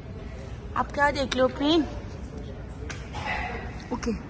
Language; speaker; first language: Hindi; non-native, local second language; Marathi